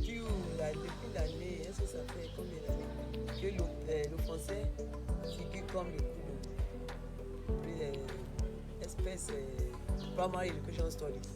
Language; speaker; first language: French; non-native, fluent; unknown